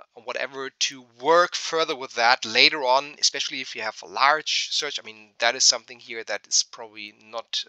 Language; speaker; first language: English; non-native, fluent; German